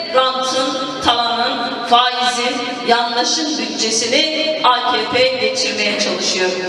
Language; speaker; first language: Turkish; non-native, local second language; Kurdish